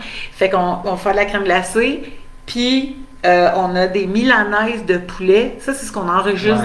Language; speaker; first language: French; native; French